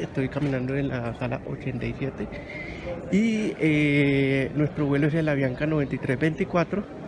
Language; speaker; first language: Spanish; native; Spanish